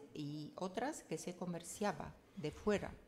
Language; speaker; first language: Spanish; non-native, fluent; Polish